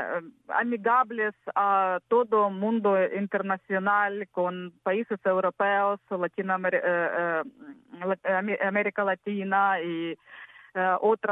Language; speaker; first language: Spanish; non-native, learner; Ukrainian